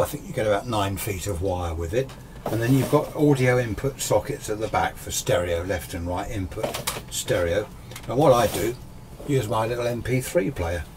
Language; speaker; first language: English; native; English